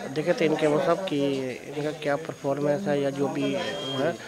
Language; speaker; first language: Hindi; native; Hindi